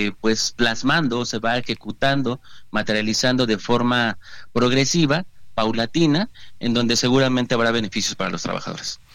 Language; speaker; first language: Spanish; native; Spanish